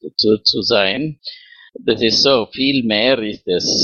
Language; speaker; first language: German; non-native, fluent; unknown